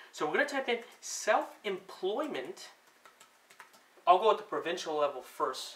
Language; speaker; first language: English; native; English